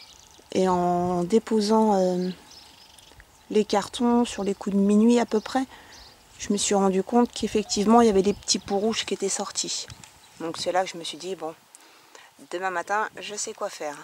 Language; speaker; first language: French; native; French